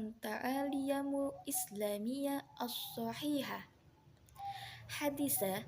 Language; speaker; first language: Arabic; non-native, learner; Indonesian